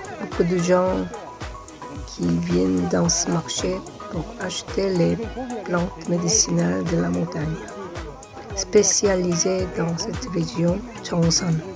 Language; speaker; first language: French; non-native, fluent; Korean